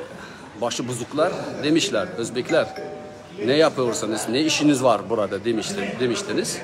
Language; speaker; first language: Turkish; non-native, learner; Uzbek